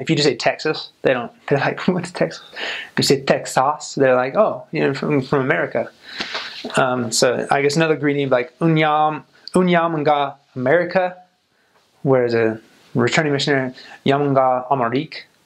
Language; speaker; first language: English; native; English